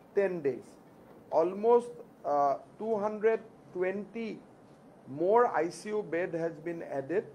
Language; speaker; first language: English; non-native, local second language; Assamese